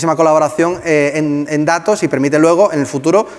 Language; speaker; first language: Spanish; native; Spanish